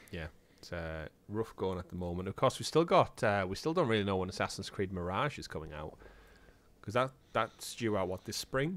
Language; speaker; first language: English; native; English